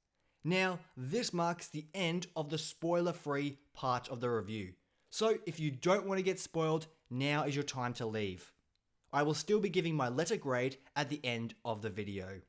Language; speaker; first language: English; native; English